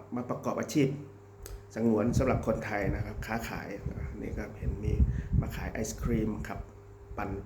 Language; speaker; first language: Thai; native; Thai